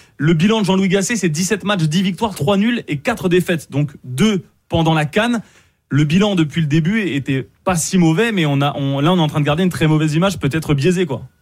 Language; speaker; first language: French; native; French